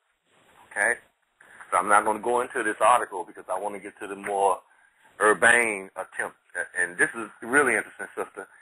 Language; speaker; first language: English; native; English